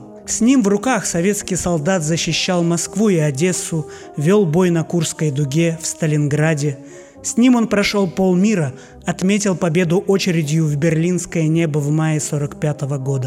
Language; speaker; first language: Russian; native; Russian